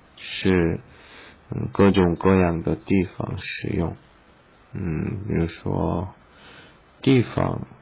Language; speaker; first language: Chinese; non-native, learner; Korean